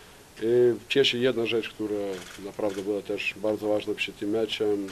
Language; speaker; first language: Polish; non-native, fluent; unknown